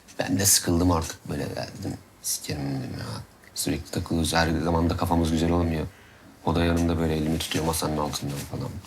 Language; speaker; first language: Turkish; native; Turkish